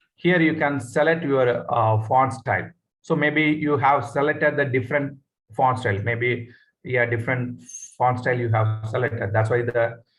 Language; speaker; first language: English; non-native, local second language; Tamil